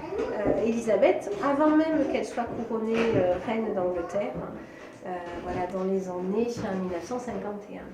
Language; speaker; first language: French; native; French